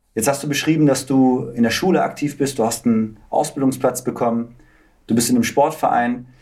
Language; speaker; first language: German; early bilingual, other home language; Turkish